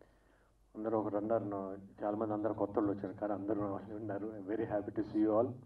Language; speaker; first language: Telugu; native; Telugu